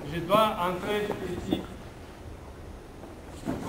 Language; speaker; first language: French; non-native, learner; Romanian